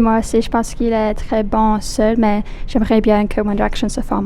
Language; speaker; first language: French; non-native, learner; English